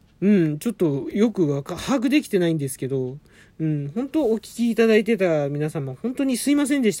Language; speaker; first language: Japanese; native; Japanese